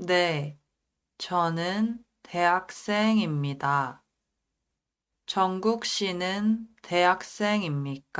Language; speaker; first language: Korean; non-native, learner; Indonesian